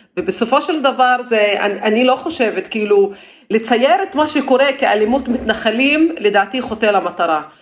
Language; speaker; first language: Hebrew; non-native, local second language; Arabic